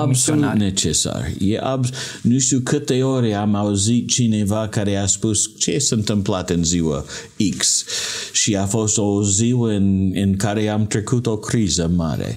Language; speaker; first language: Romanian; non-native, learner; English